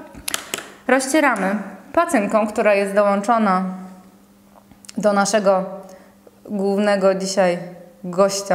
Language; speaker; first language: Polish; native; Polish